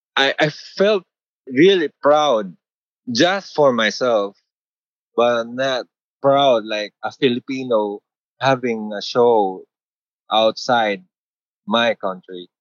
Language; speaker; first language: English; non-native, local second language; Filipino